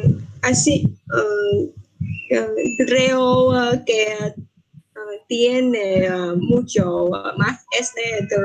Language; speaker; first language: Spanish; non-native, learner; Vietnamese